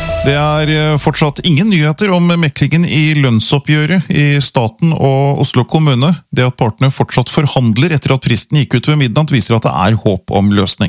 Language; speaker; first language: Norwegian; native; Norwegian